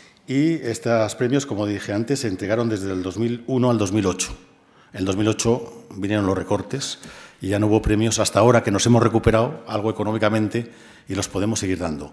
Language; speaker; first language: Spanish; native; Spanish